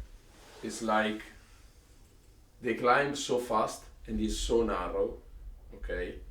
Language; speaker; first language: English; non-native, learner; Italian